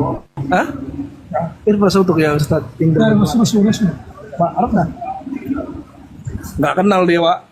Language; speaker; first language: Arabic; non-native, learner; Indonesian